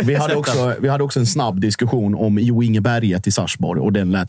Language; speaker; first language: Swedish; native; Swedish